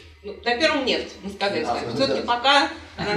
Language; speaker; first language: Russian; native; Russian